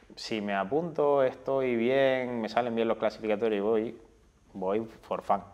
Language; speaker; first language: Spanish; native; Spanish